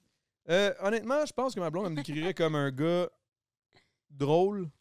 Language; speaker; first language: French; native; French